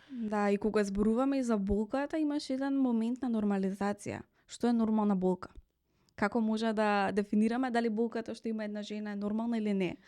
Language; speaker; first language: Macedonian; native; Macedonian